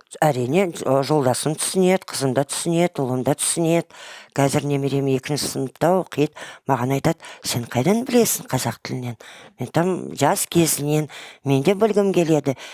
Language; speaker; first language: Kazakh; non-native, local second language; Russian